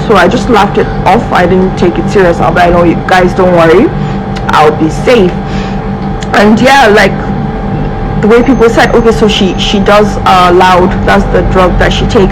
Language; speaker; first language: English; non-native, local second language; Hausa